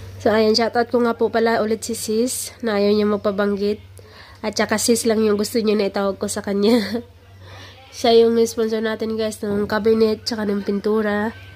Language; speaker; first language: Filipino; non-native, local second language; Cebuano